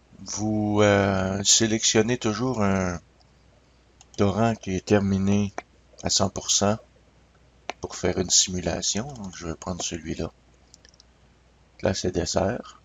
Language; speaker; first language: French; native; French